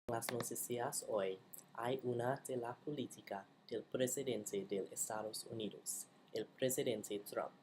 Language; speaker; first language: Spanish; non-native, learner; English